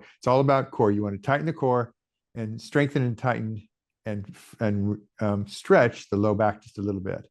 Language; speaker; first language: English; native; English